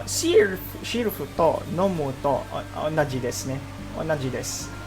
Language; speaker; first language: Japanese; non-native, learner; Filipino